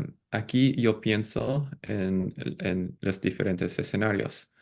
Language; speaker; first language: Spanish; non-native, fluent; English